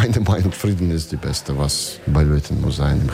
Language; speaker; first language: German; non-native, learner; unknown